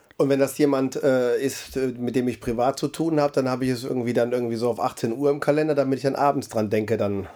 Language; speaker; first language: German; native; German